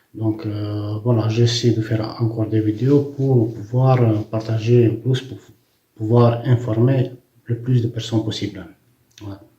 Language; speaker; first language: French; non-native, fluent; Romanian